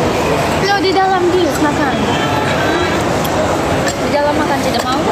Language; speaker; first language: Indonesian; non-native, learner; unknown